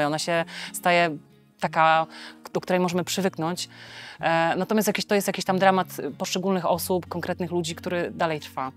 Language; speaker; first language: Polish; native; Polish